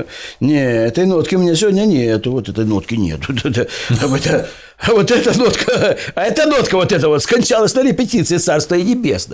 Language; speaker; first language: Russian; native; Russian